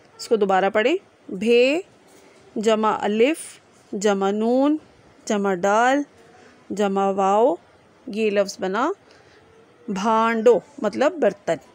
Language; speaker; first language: Urdu; non-native, local second language; Sindhi